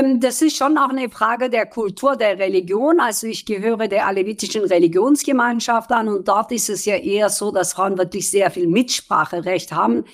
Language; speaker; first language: German; early bilingual, other home language; Kurdish